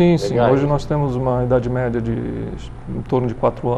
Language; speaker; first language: Portuguese; native; Portuguese